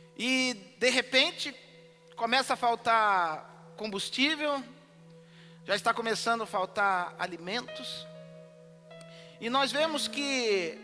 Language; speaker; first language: Portuguese; native; Portuguese